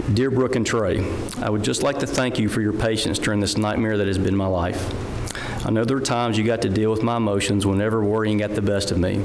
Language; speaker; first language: English; native; English